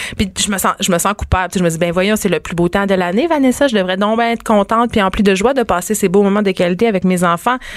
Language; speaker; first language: French; native; French